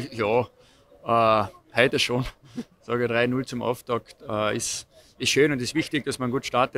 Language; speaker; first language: German; native; German